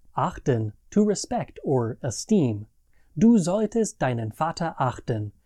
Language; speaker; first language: German; non-native, fluent; English